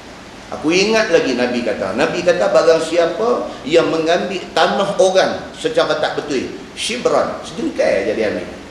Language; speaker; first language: Malay; native; Malay